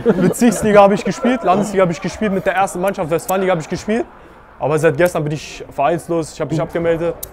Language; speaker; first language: German; early bilingual, other home language; Kurdish